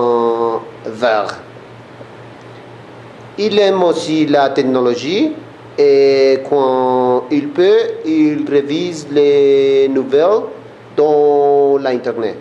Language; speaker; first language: French; non-native, learner; Spanish